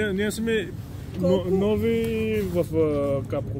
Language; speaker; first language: Bulgarian; non-native, learner; Greek